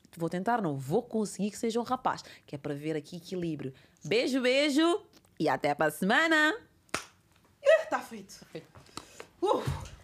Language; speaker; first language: Portuguese; non-native, local second language; Kabuverdianu